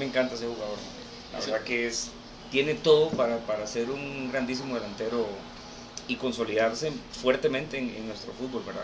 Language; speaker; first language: Spanish; native; Spanish